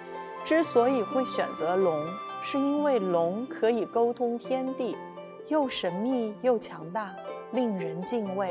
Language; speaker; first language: Chinese; native; Chinese